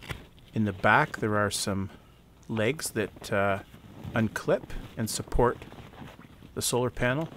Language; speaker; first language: English; native; English